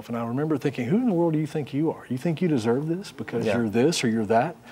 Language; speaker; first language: English; native; English